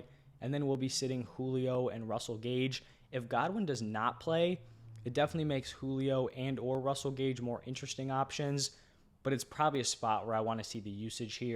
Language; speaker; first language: English; native; English